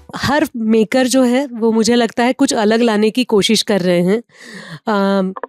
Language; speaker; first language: Hindi; non-native, local second language; Marathi